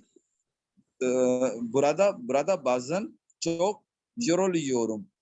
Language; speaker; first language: Turkish; non-native, learner; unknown